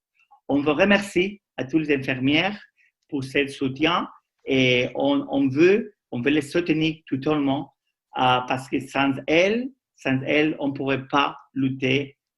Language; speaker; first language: French; non-native, learner; Spanish